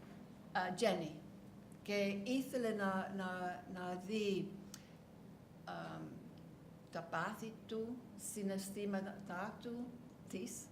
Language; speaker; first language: Greek; non-native, learner; English